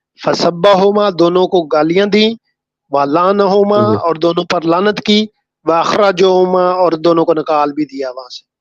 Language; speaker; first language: Urdu; non-native, local second language; Punjabi